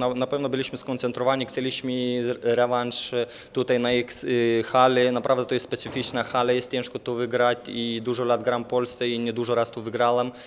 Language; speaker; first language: Polish; non-native, fluent; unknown